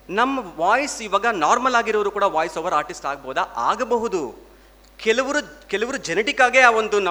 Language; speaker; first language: Kannada; non-native, local second language; Telugu